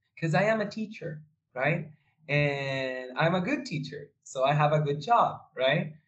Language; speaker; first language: English; non-native, fluent; Spanish